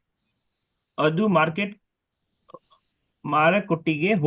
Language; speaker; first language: Kannada; non-native, learner; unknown